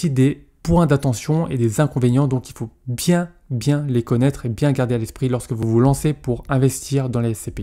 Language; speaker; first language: French; native; French